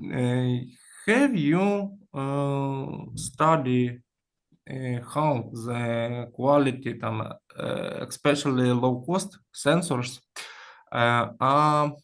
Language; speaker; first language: English; non-native, learner; Ukrainian